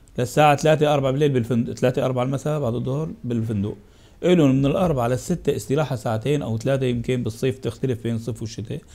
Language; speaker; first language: Arabic; native; Arabic